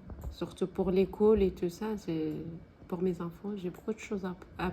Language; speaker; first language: French; non-native, learner; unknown